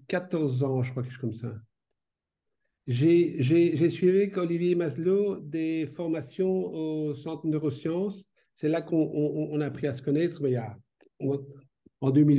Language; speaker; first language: French; native; French